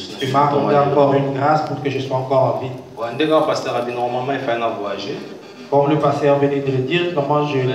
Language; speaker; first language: French; non-native, local second language; Lingala